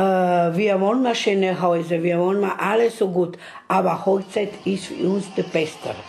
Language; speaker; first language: German; non-native, learner; Romany